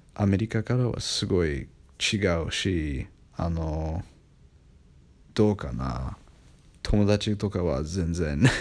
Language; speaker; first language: Japanese; non-native, learner; English